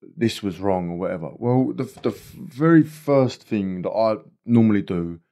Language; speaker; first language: English; native; English